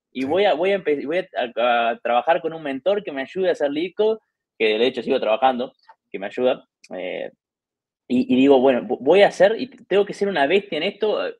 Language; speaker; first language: Spanish; native; Spanish